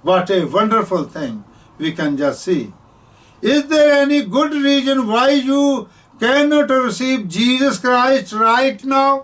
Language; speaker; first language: English; non-native, local second language; Punjabi